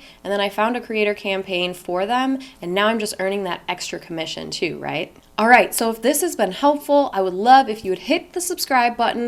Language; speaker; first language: English; native; English